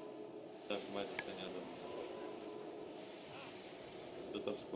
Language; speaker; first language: Bulgarian; native; Bulgarian